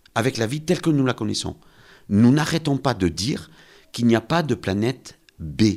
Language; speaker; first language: French; native; French